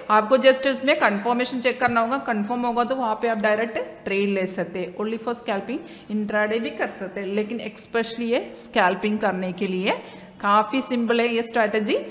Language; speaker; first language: Hindi; non-native, local second language; Malayalam